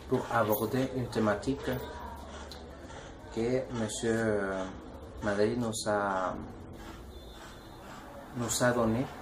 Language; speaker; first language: French; non-native, learner; Spanish